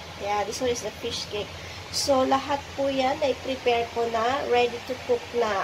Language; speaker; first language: English; non-native, local second language; Filipino